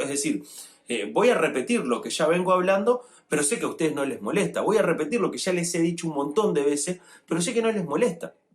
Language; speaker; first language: Spanish; native; Spanish